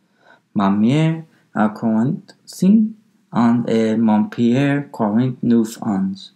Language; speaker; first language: French; non-native, learner; English